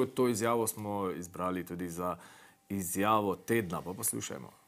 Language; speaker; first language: Slovenian; native; Slovenian